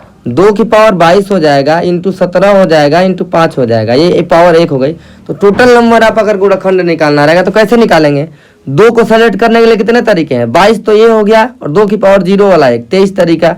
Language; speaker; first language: Hindi; native; Hindi